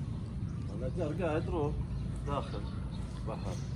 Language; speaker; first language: Arabic; non-native, learner; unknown